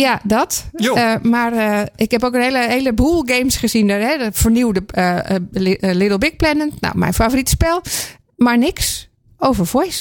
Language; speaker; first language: Dutch; native; Dutch